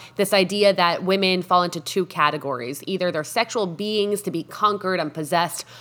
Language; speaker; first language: English; non-native, fluent; Spanish